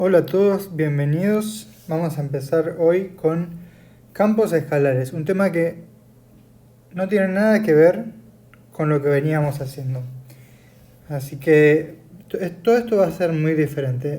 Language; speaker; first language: Spanish; native; Spanish